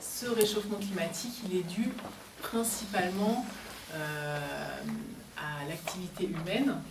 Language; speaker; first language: French; native; French